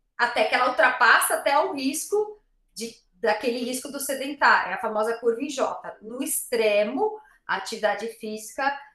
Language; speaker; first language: Portuguese; native; Portuguese